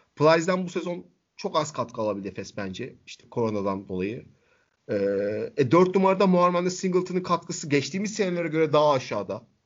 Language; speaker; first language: Turkish; native; Turkish